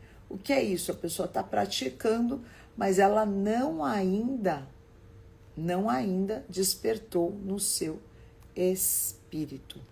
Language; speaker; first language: Portuguese; native; Portuguese